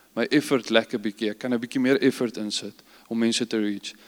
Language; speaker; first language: Afrikaans; early bilingual, heritage; Afrikaans